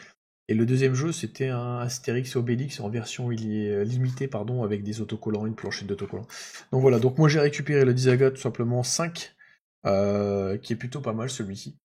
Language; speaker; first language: French; native; French